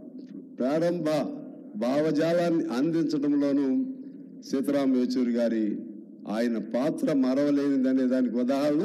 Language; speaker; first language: Telugu; native; Telugu